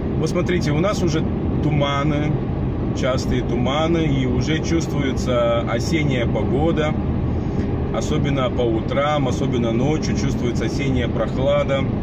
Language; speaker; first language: Russian; non-native, local second language; Romanian